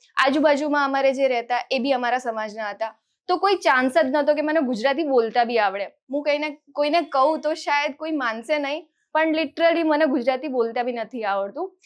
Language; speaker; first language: Gujarati; non-native, local second language; Rajasthani